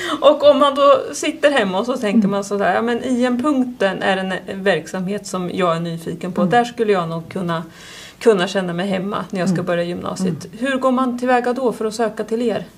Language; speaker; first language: Swedish; native; Swedish